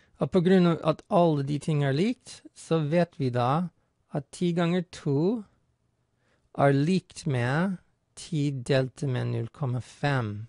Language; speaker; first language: Norwegian; non-native, fluent; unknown